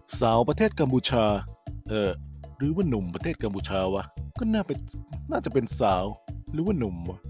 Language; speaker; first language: Thai; native; Thai